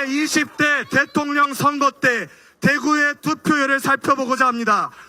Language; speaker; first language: Korean; native; Korean